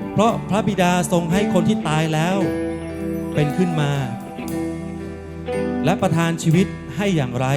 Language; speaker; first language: Thai; native; Thai